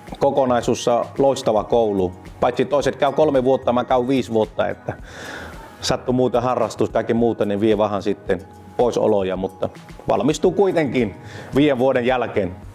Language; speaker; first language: Finnish; early bilingual, other home language; Vietnamese